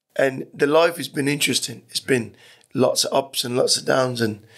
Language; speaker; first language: English; early bilingual, other home language; Persian